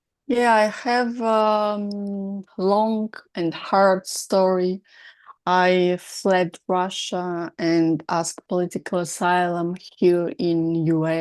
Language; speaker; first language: English; non-native, learner; Russian